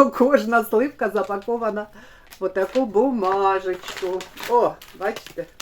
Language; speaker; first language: Ukrainian; non-native, local second language; Russian